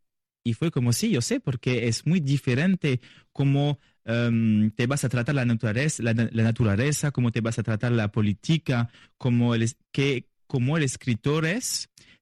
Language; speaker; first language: Spanish; non-native, learner; French